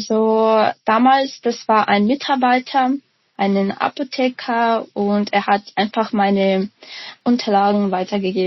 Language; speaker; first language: German; non-native, fluent; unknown